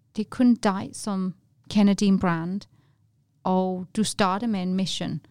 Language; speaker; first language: Danish; non-native, fluent; English